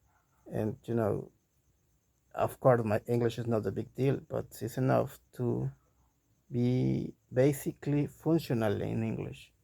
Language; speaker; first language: English; non-native, learner; Spanish